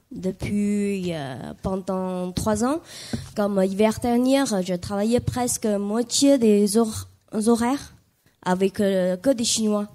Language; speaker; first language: French; non-native, learner; Chinese